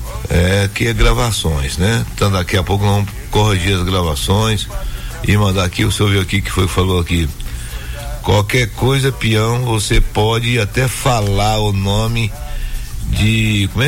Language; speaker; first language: Portuguese; native; Portuguese